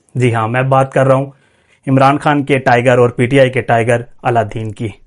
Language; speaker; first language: Urdu; non-native, local second language; Punjabi